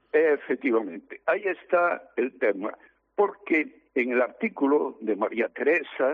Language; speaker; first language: Spanish; native; Spanish